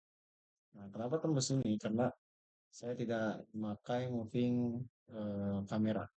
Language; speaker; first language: Indonesian; native; Indonesian